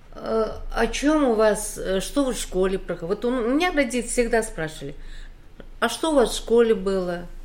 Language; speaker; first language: Russian; native; Russian